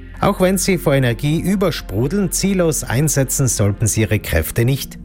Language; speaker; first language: German; native; German